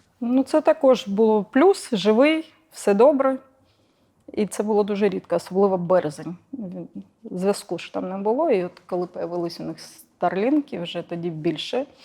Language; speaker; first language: Ukrainian; non-native, local second language; Russian